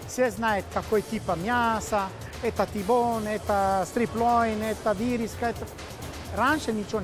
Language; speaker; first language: Russian; non-native, local second language; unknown